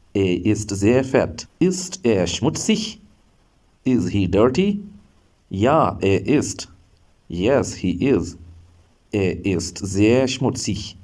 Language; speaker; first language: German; non-native, learner; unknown